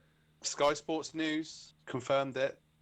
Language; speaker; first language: English; native; English